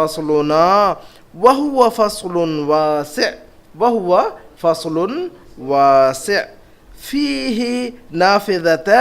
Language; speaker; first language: Arabic; non-native, fluent; Urdu